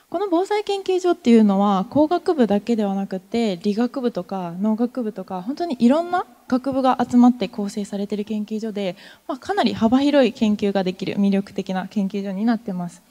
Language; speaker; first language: Japanese; native; Japanese